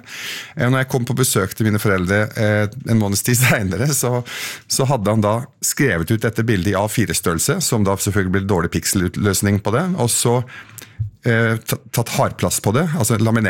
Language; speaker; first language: Norwegian; early bilingual, other home language; Arabic